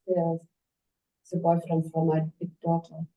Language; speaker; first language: English; non-native, learner; German